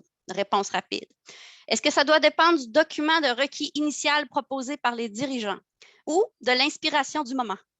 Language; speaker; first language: French; native; French